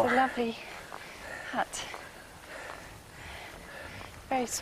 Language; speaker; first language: English; native; English